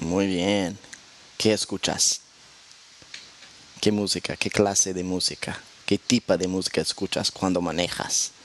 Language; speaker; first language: Spanish; non-native, fluent; English